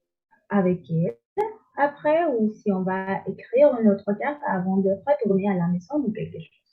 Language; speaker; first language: French; non-native, learner; Spanish